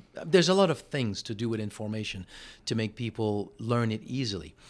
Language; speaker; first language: English; non-native, fluent; French